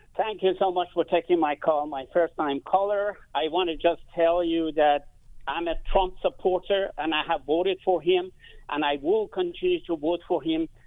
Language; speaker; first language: English; non-native, fluent; Persian